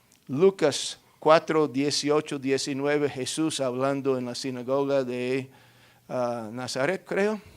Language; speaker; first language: Spanish; non-native, fluent; English